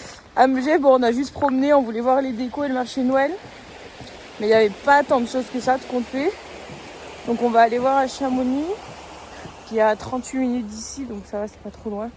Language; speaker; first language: French; native; French